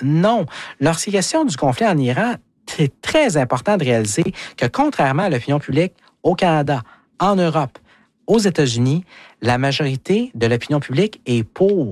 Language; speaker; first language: French; native; French